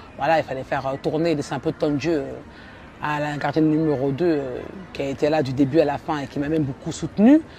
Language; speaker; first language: French; native; French